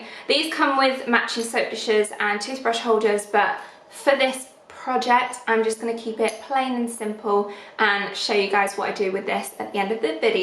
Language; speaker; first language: English; native; English